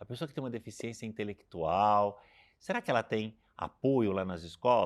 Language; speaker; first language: Portuguese; native; Portuguese